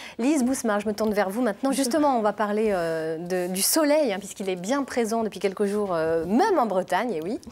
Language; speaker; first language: French; native; French